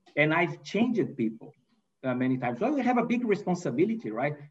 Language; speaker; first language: English; non-native, fluent; Portuguese